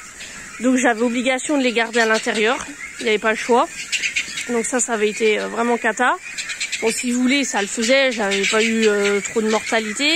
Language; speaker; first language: French; native; French